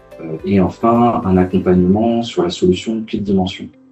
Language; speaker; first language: French; native; French